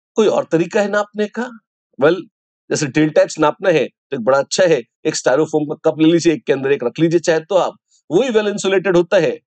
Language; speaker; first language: Hindi; native; Hindi